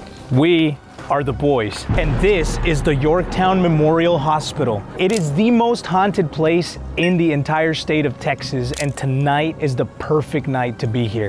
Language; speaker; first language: English; early bilingual, other home language; Spanish